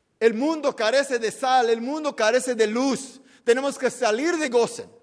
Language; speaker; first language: Spanish; early bilingual, heritage; Spanish